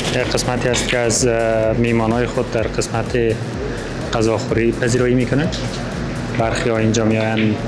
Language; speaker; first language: Persian; native; Persian